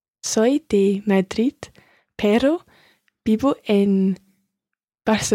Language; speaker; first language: Spanish; non-native, learner; English